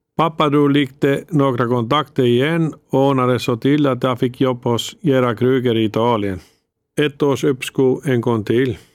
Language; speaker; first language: Swedish; non-native, fluent; Finnish